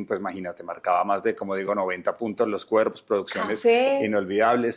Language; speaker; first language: Spanish; native; Spanish